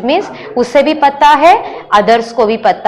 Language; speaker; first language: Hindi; native; Hindi